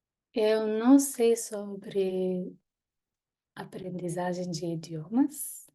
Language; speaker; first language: Portuguese; non-native, fluent; Hebrew